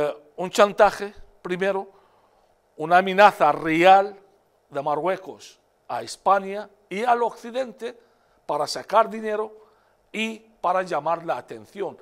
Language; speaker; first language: Spanish; non-native, fluent; Arabic